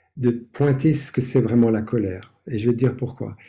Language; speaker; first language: French; non-native, fluent; English